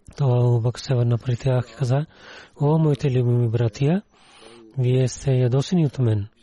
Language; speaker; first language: Bulgarian; non-native, learner; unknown